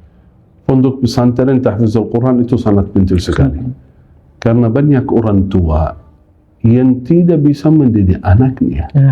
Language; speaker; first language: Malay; non-native, fluent; Arabic